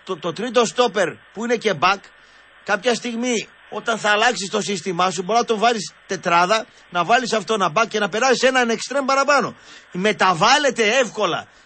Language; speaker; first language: Greek; native; Greek